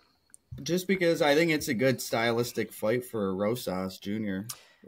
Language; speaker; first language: English; native; English